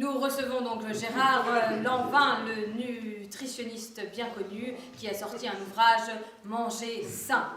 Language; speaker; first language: French; native; French